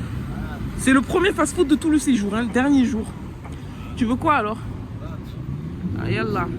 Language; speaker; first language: French; native; French